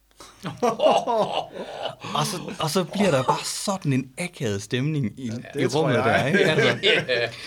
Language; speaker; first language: Danish; native; Danish